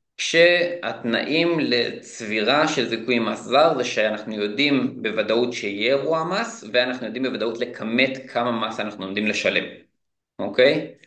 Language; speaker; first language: Hebrew; native; Hebrew